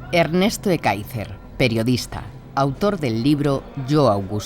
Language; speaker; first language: Spanish; native; Spanish